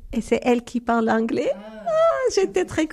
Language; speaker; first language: French; non-native, learner; Arabic